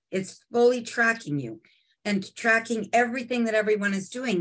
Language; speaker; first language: English; native; English